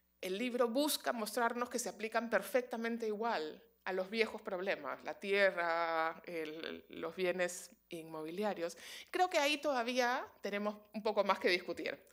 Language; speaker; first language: Spanish; native; Spanish